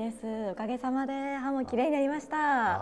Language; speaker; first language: Japanese; native; Japanese